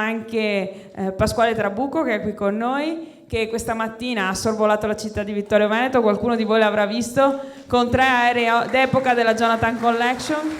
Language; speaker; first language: Italian; native; Italian